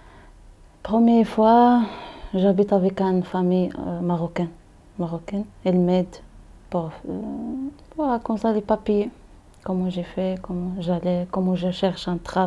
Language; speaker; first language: French; non-native, learner; Arabic